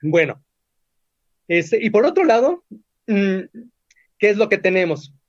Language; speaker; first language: Spanish; native; Spanish